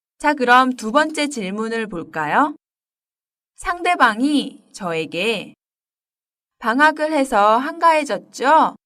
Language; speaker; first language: Korean; native; Korean